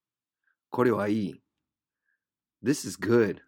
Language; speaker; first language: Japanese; non-native, fluent; English